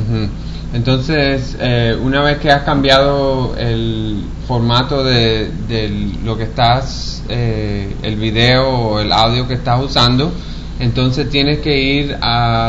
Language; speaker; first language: Spanish; early bilingual, heritage; Spanish